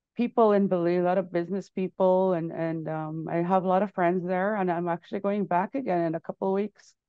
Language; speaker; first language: English; native; English